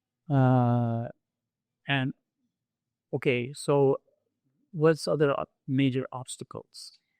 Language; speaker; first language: English; non-native, fluent; Turkish